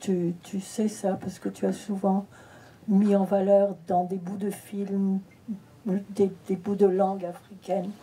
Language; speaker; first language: French; early bilingual, heritage; French